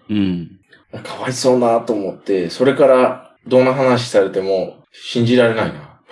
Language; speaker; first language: Japanese; non-native, fluent; English